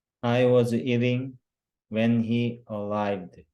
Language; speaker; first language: English; non-native, learner; Korean